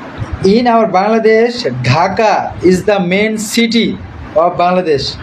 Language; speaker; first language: English; non-native, learner; Bangla